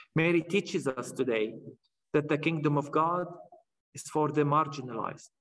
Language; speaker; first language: English; non-native, fluent; Arabic